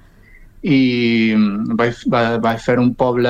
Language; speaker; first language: Catalan; non-native, learner; Spanish